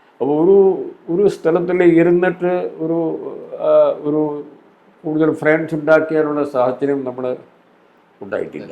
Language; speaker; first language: Malayalam; non-native, fluent; Hindi